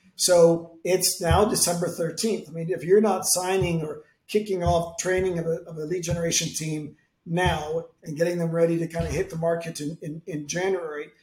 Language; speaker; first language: English; native; English